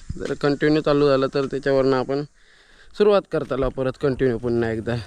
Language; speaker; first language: Marathi; native; Marathi